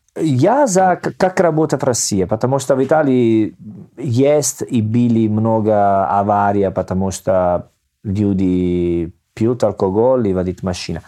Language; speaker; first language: Russian; non-native, learner; Italian